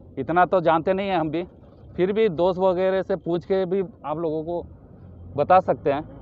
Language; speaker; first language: Hindi; non-native, local second language; Kok Borok